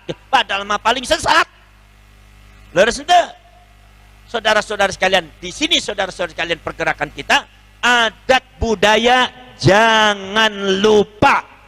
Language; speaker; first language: Indonesian; non-native, local second language; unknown